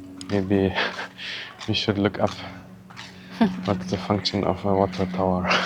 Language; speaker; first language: English; non-native, learner; Indonesian